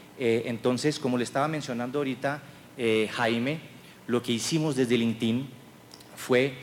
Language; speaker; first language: Spanish; non-native, fluent; French